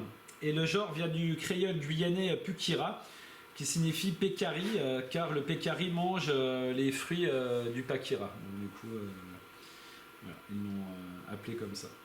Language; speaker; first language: French; native; French